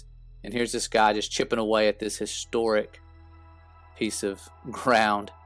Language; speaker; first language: English; native; English